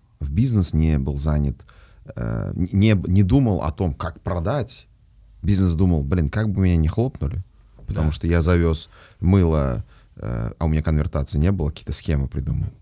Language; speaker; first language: Russian; non-native, local second language; Uzbek